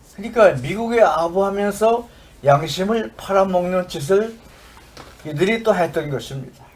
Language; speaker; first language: Korean; native; Korean